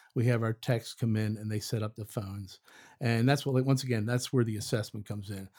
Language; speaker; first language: English; native; English